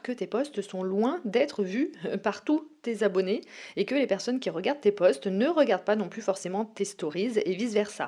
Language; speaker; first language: French; native; French